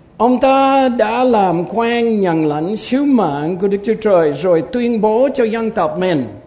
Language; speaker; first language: Vietnamese; non-native, fluent; English